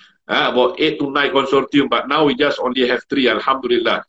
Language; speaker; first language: English; non-native, learner; Malay